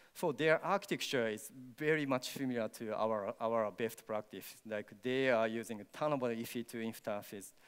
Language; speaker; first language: English; non-native, learner; Japanese